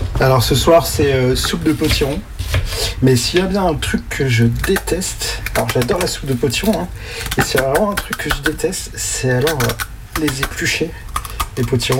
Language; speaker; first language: French; native; French